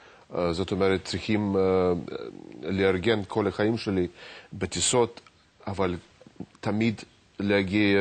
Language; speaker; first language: Hebrew; non-native, fluent; Russian